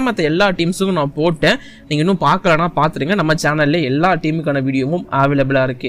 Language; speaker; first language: Tamil; native; Tamil